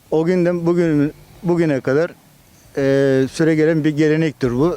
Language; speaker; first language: Turkish; native; Turkish